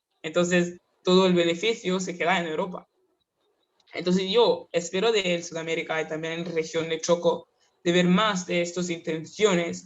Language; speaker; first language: Spanish; non-native, fluent; Kinyarwanda